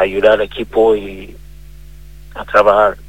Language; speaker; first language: Spanish; non-native, learner; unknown